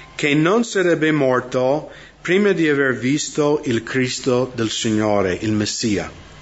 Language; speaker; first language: Italian; non-native, fluent; English